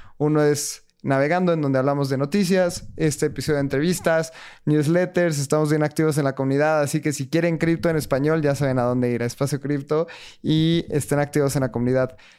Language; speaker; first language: Spanish; native; Spanish